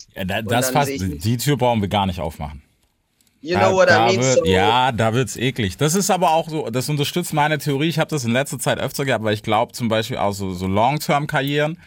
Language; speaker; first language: German; non-native, fluent; English